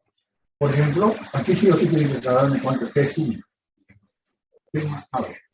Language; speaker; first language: Spanish; native; Spanish